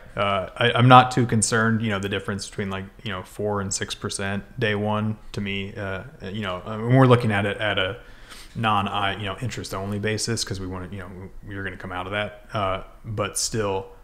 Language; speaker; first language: English; native; English